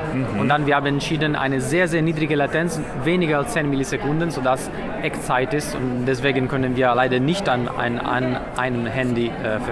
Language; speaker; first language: German; non-native, learner; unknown